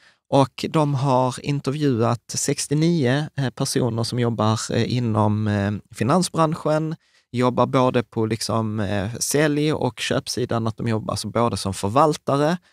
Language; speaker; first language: Swedish; native; Swedish